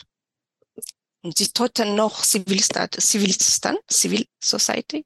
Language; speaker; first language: German; non-native, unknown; Tigrinya